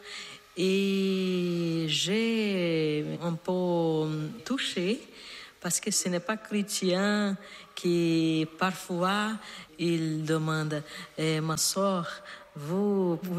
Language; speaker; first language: French; non-native, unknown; Portuguese